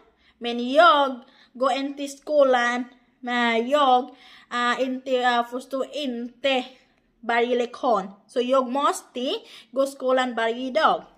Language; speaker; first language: Swedish; non-native, learner; Filipino